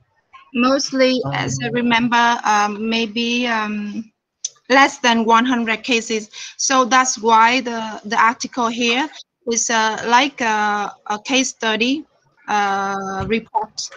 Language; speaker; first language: English; non-native, fluent; Vietnamese